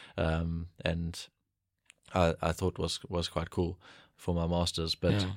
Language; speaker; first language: English; native; English